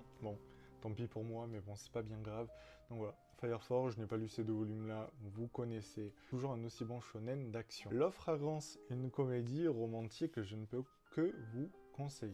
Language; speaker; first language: French; native; French